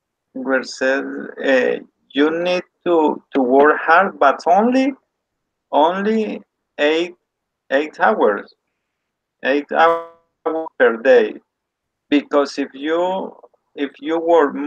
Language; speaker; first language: English; non-native, learner; Spanish